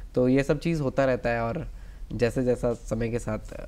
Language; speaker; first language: Hindi; native; Hindi